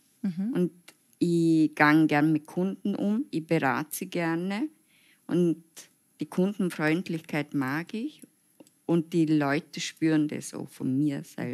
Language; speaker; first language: German; non-native, fluent; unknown